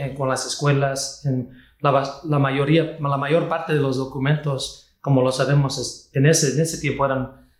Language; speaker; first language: Spanish; early bilingual, heritage; Spanish